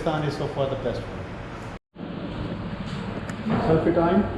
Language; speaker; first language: English; non-native, local second language; Urdu